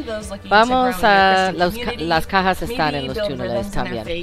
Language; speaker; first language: Spanish; non-native, learner; English